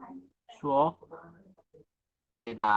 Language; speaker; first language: Chinese; non-native, fluent; Indonesian